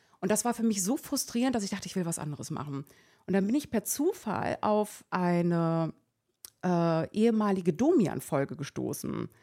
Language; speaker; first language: German; early bilingual, other home language; Persian